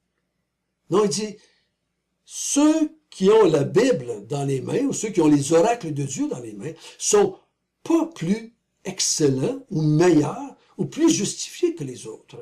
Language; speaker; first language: French; native; French